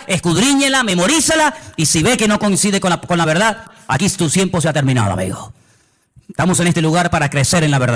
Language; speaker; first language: Spanish; native; Spanish